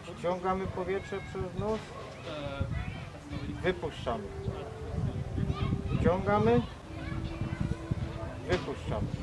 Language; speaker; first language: Polish; non-native, fluent; Vietnamese